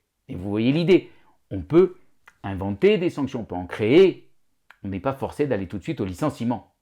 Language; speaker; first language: French; native; French